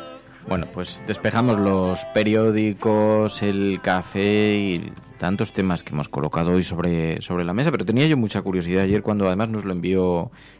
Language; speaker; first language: Spanish; native; Spanish